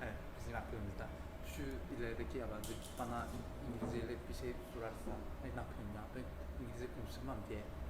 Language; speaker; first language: Turkish; non-native, fluent; Korean